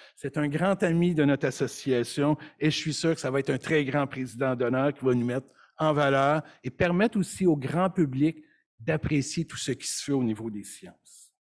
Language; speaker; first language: French; native; French